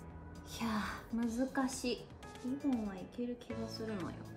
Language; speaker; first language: Japanese; native; Japanese